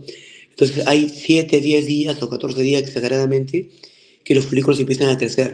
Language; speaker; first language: Spanish; native; Spanish